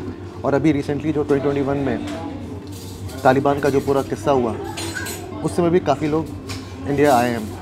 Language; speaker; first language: Hindi; native; Hindi